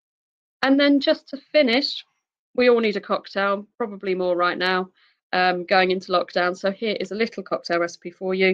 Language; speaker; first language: English; native; English